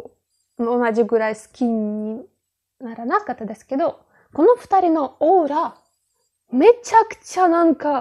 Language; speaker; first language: Japanese; non-native, fluent; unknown